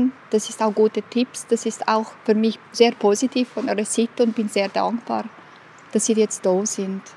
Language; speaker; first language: German; non-native, fluent; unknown